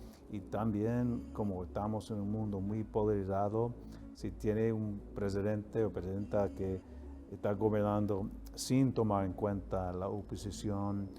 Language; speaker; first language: Spanish; non-native, fluent; English